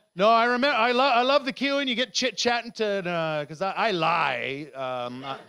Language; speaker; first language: English; native; English